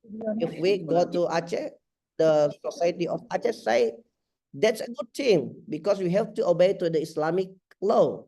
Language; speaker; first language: English; non-native, fluent; Indonesian